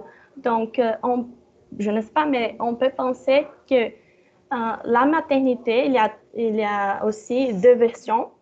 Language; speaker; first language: French; non-native, learner; Portuguese